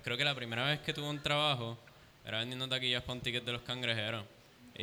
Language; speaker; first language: Spanish; early bilingual, heritage; Spanish